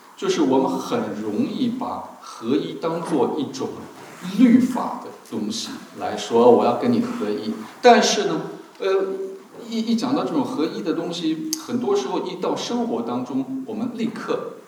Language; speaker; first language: Chinese; native; Chinese